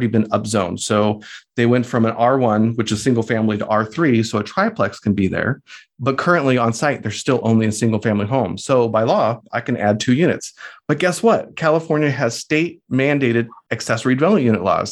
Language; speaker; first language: English; native; English